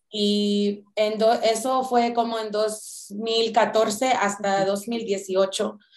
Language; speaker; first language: Spanish; early bilingual, heritage; Spanish